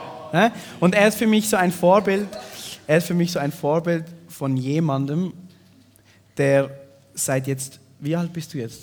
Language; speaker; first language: German; native; German